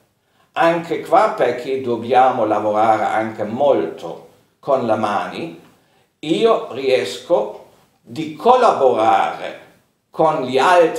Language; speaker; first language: Italian; non-native, fluent; German